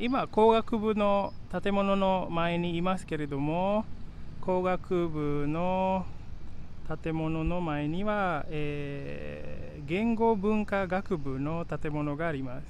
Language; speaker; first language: Japanese; non-native, fluent; Indonesian